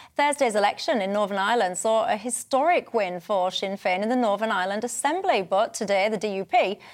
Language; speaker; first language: English; native; English